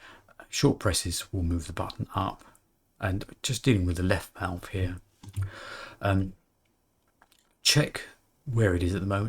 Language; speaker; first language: English; native; English